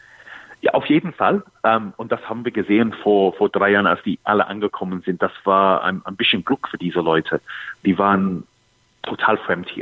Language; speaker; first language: German; non-native, fluent; English